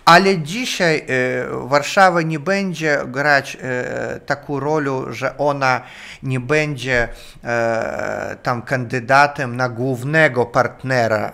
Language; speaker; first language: Polish; non-native, fluent; Russian